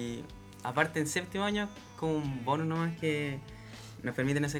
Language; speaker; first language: Spanish; native; Spanish